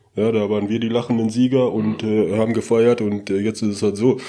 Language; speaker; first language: German; native; German